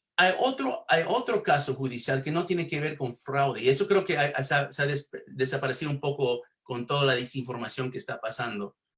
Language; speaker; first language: Spanish; early bilingual, heritage; Spanish